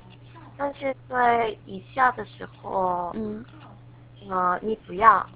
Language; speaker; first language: Chinese; non-native, learner; Korean